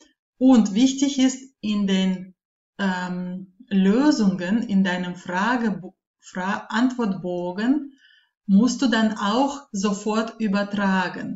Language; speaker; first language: German; non-native, fluent; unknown